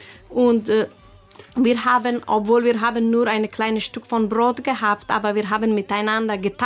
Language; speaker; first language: German; non-native, fluent; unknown